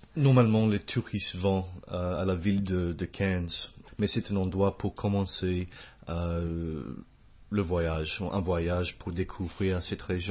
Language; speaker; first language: French; non-native, fluent; English